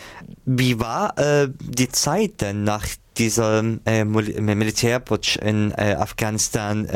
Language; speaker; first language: German; non-native, fluent; Arabic